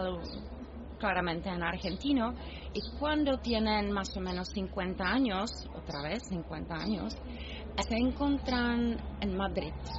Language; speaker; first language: Spanish; non-native, learner; Czech